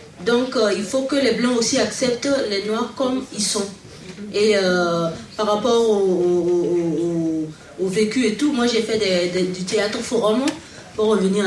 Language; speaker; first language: French; non-native, local second language; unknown